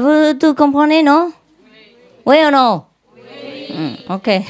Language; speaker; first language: French; non-native, learner; Vietnamese